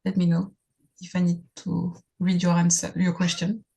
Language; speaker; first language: English; non-native, fluent; French